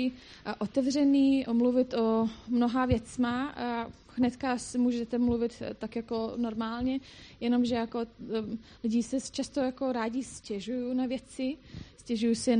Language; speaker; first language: Czech; non-native, fluent; Croatian